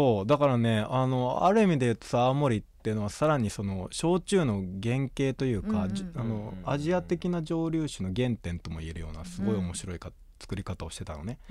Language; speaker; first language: Japanese; native; Japanese